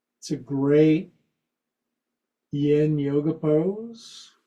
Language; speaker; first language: English; native; English